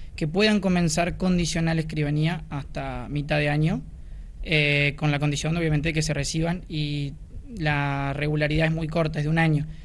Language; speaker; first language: Spanish; native; Spanish